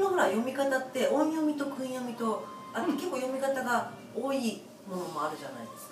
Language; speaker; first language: Japanese; native; Japanese